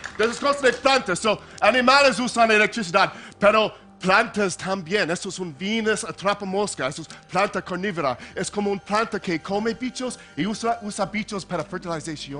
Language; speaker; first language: Spanish; non-native, fluent; English